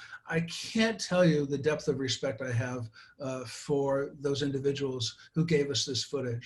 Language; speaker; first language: English; native; English